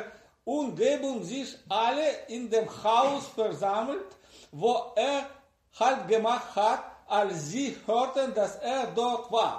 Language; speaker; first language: German; non-native, learner; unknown